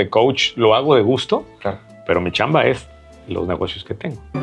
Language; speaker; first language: Spanish; native; Spanish